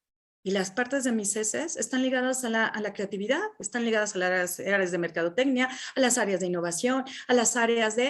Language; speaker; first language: Spanish; native; Spanish